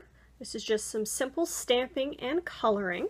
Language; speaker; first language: English; native; English